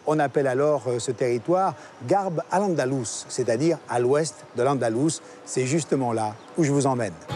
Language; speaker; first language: French; native; French